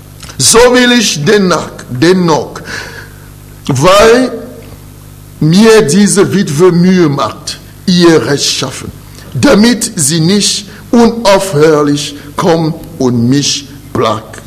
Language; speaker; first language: German; non-native, fluent; French